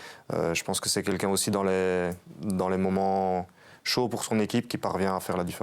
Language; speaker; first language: French; native; French